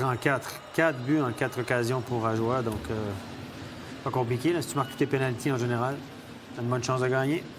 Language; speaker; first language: French; native; French